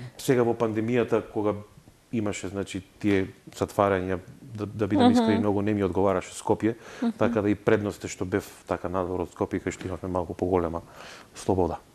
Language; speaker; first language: Macedonian; native; Macedonian